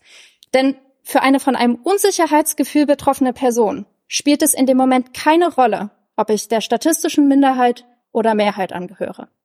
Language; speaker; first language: German; native; German